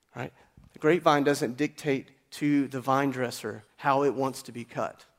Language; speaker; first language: English; native; English